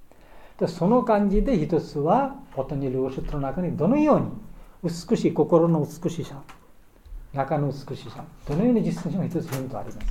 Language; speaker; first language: Japanese; non-native, learner; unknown